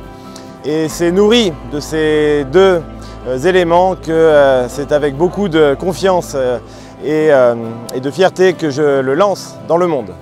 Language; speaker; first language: French; native; French